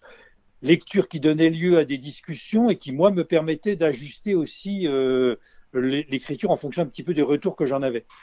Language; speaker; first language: French; native; French